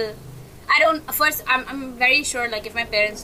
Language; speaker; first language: English; native; English